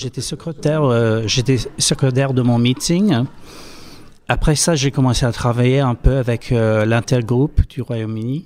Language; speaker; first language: French; non-native, fluent; English